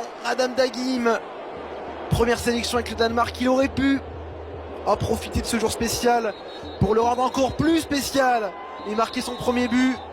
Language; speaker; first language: French; native; French